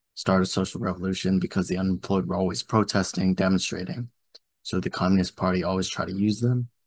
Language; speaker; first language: English; native; English